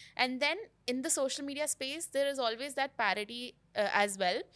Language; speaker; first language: English; non-native, local second language; Hindi